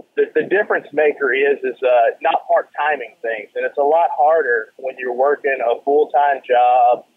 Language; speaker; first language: English; native; English